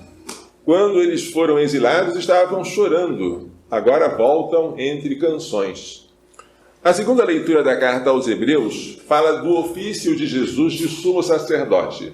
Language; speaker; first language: Portuguese; native; Portuguese